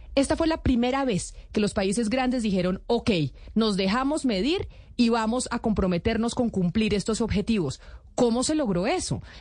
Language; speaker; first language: Spanish; native; Spanish